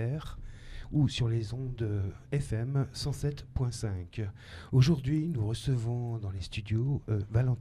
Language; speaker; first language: French; native; French